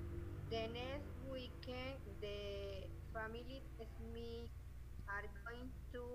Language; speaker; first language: English; non-native, learner; Spanish